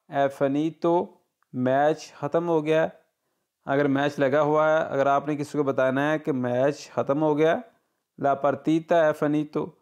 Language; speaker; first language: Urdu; non-native, local second language; Punjabi